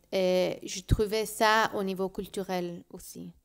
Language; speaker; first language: French; non-native, learner; Spanish